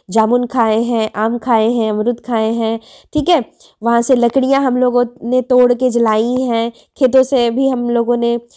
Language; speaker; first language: Hindi; native; Hindi